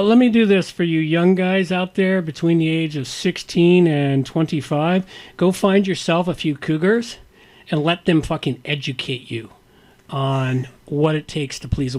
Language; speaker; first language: English; native; English